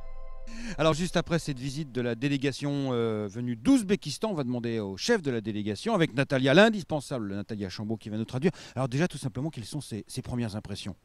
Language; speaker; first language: French; native; French